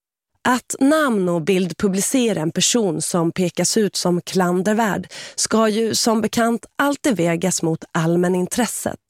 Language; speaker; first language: Swedish; native; Swedish